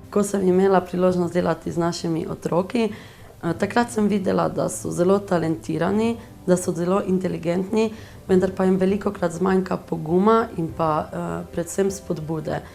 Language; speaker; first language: Slovenian; non-native, local second language; Romany